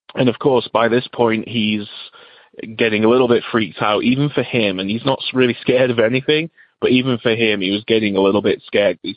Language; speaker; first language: English; native; English